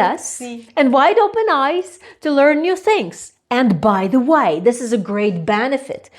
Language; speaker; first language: English; non-native, fluent; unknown